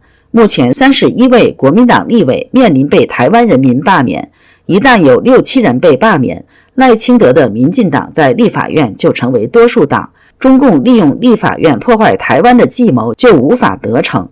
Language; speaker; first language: Chinese; native; Chinese